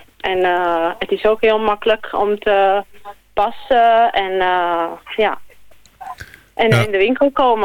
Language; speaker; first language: Dutch; non-native, learner; Italian